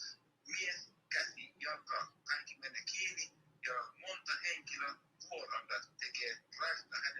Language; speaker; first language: Finnish; non-native, learner; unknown